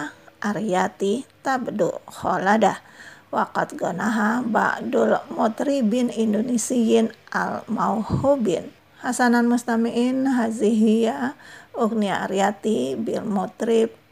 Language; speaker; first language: Arabic; non-native, fluent; Indonesian